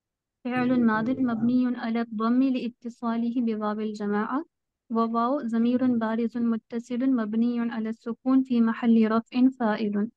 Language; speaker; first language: Arabic; non-native, learner; Urdu